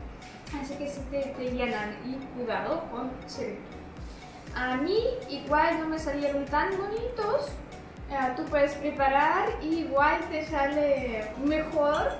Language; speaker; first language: Spanish; non-native, fluent; Russian